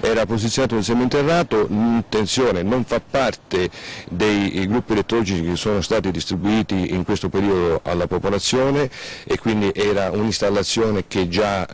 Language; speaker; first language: Italian; native; Italian